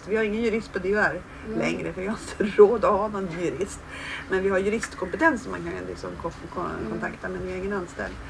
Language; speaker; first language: Swedish; native; Swedish